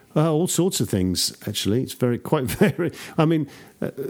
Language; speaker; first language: English; native; English